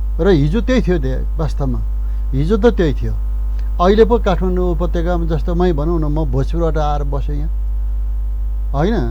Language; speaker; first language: Nepali; non-native, local second language; Eastern Tamang